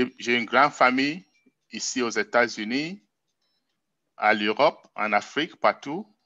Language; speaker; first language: French; non-native, local second language; English